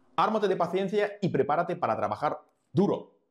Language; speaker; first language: Spanish; non-native, fluent; Ukrainian